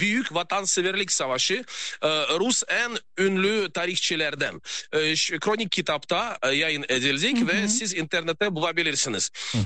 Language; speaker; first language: Turkish; non-native, learner; Russian